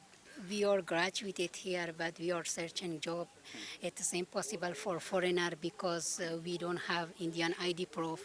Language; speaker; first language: English; non-native, learner; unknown